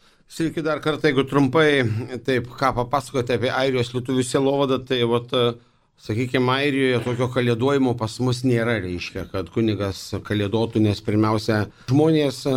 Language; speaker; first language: Lithuanian; native; Lithuanian